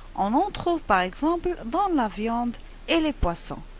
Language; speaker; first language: French; non-native, local second language; Arabic